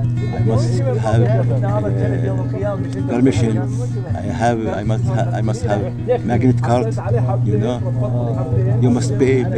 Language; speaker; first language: English; non-native, learner; Arabic